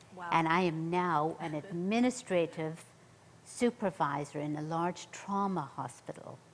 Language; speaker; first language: English; native; English